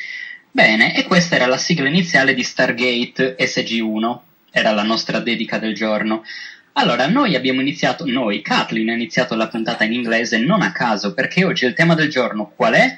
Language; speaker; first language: Italian; native; Italian